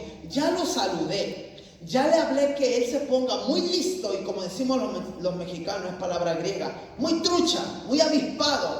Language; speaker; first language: Spanish; native; Spanish